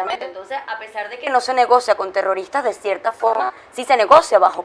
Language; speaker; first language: Spanish; native; Spanish